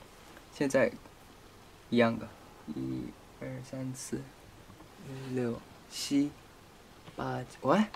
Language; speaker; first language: Chinese; non-native, fluent; Thai